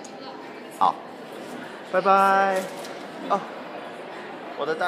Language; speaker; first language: Chinese; non-native, learner; English